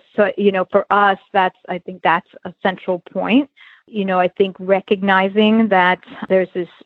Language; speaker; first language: English; native; English